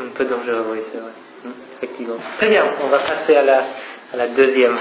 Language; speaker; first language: French; non-native, fluent; English